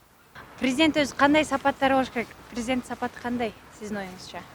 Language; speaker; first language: Kyrgyz; native; Kyrgyz